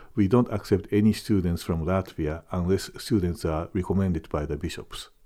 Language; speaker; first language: English; non-native, fluent; Japanese